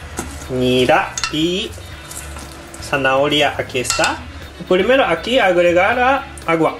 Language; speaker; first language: Spanish; non-native, learner; Japanese